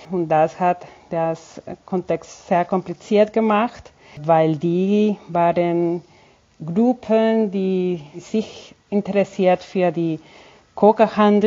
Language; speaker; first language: German; non-native, fluent; Spanish